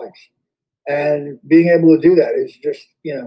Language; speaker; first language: English; native; English